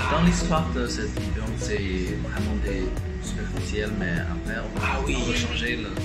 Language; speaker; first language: French; non-native, fluent; Chinese